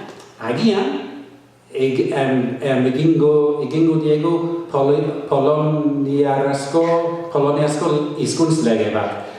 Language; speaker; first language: Basque; non-native, learner; English